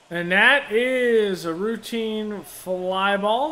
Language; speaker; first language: English; native; English